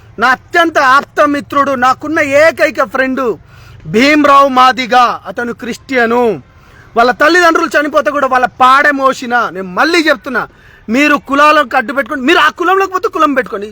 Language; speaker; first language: Telugu; non-native, local second language; Lambadi